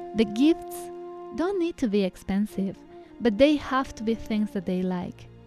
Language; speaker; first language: English; non-native, fluent; Spanish